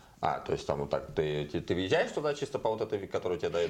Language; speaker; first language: Russian; native; Russian